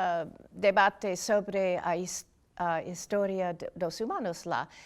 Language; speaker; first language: Portuguese; non-native, fluent; English